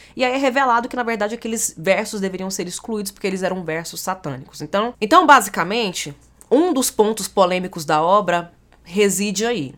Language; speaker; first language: Portuguese; native; Portuguese